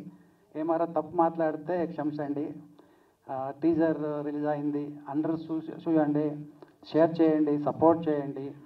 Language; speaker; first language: Telugu; non-native, learner; Kannada